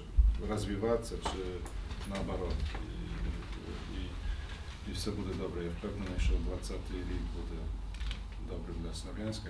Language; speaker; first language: Ukrainian; non-native, fluent; Polish